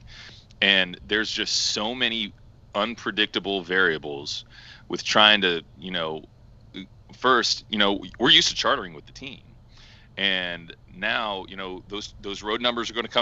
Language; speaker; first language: English; native; English